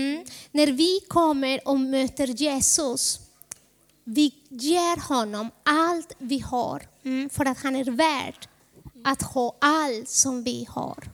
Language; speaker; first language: Swedish; non-native, fluent; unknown